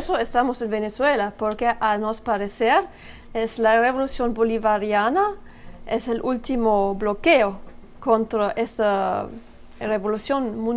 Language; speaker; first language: Spanish; non-native, learner; French